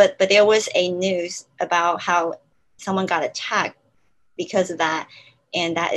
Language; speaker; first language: English; non-native, fluent; Chinese